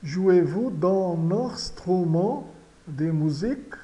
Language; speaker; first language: French; non-native, fluent; Portuguese